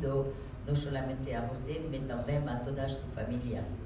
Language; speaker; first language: Portuguese; non-native, learner; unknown